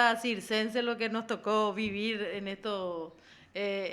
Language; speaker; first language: Spanish; native; Spanish